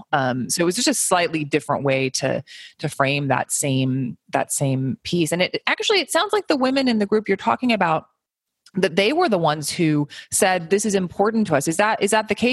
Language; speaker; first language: English; native; English